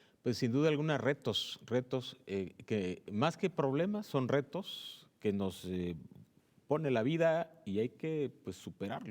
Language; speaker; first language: Spanish; native; Spanish